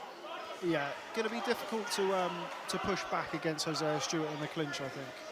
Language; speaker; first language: English; native; English